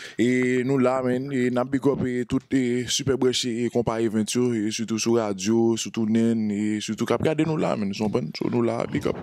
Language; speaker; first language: French; non-native, local second language; Haitian Creole